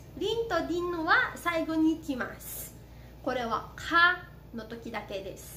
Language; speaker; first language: Japanese; non-native, fluent; Filipino